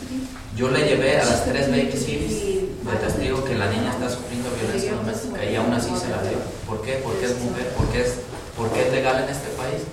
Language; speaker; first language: Spanish; native; Spanish